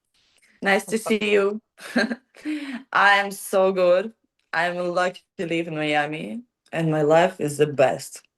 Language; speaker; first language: English; non-native, learner; Ukrainian